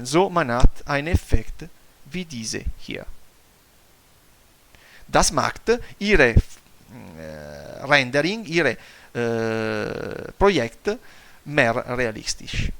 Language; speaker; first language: German; non-native, fluent; Italian